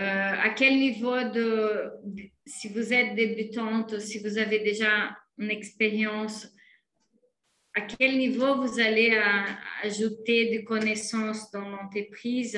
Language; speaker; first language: French; non-native, fluent; Portuguese